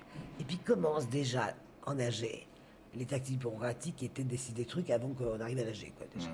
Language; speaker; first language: French; native; French